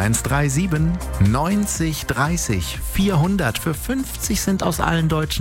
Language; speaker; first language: German; native; German